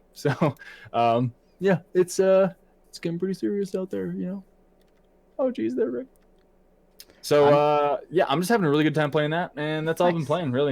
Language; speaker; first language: English; native; English